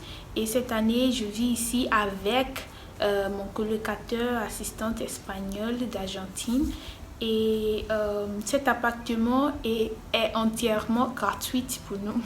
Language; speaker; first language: French; non-native, learner; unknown